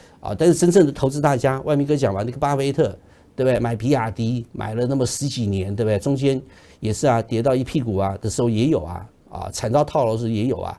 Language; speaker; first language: Chinese; native; Chinese